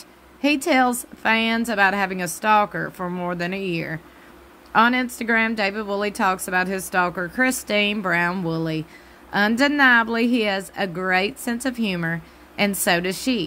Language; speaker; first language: English; native; English